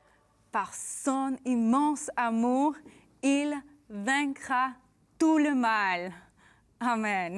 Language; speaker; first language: French; non-native, learner; English